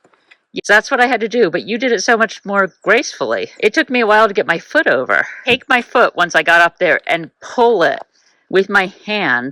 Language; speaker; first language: English; native; English